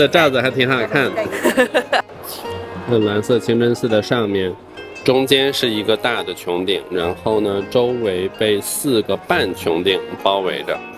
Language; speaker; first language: Chinese; native; Chinese